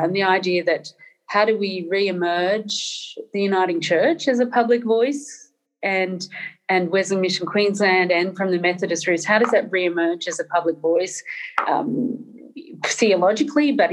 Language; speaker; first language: English; native; English